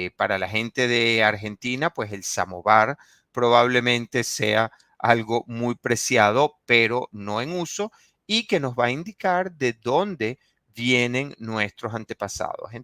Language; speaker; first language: Spanish; native; Spanish